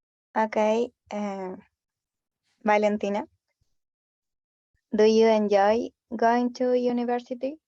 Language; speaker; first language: English; non-native, learner; Spanish